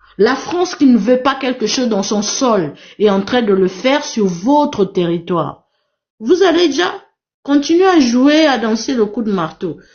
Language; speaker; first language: French; non-native, fluent; Portuguese